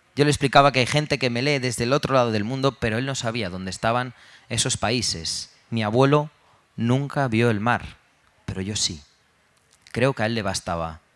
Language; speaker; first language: Spanish; early bilingual, other home language; Romanian